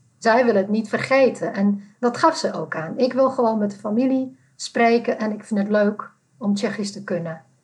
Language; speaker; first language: Dutch; non-native, fluent; Czech